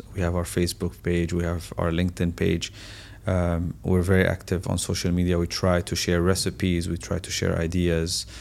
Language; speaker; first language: English; non-native, fluent; Arabic